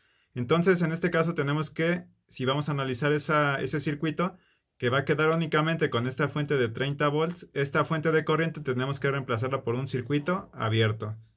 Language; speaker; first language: Spanish; native; Spanish